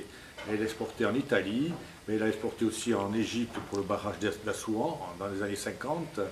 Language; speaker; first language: French; native; French